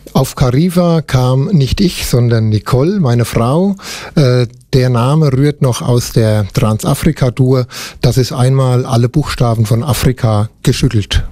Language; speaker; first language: German; native; German